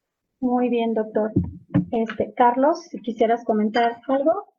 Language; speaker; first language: Spanish; native; Spanish